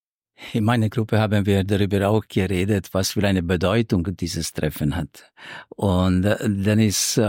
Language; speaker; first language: German; non-native, fluent; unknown